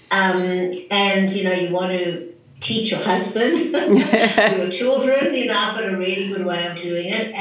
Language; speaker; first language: English; native; English